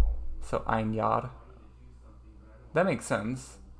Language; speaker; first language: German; non-native, learner; English